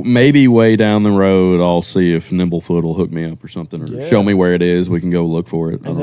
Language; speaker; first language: English; native; English